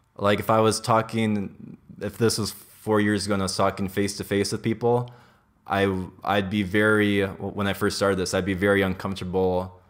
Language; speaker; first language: English; native; English